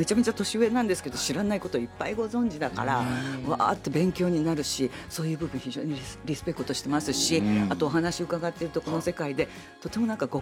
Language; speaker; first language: Japanese; native; Japanese